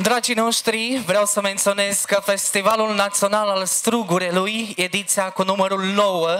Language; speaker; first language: Romanian; native; Romanian